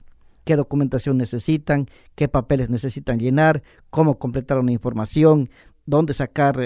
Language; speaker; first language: Spanish; native; Spanish